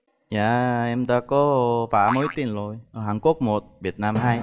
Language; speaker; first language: Vietnamese; non-native, fluent; Korean